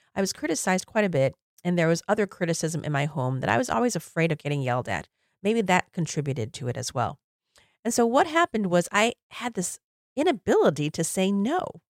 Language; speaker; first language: English; native; English